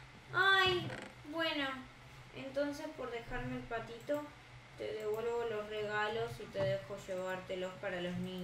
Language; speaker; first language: Spanish; native; Spanish